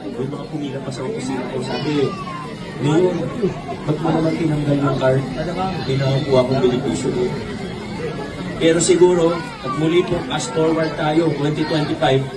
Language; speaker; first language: Filipino; native; Filipino